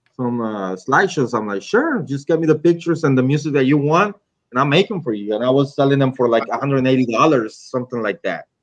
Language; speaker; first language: English; non-native, fluent; Spanish